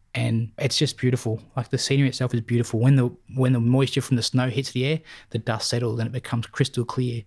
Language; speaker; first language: English; native; English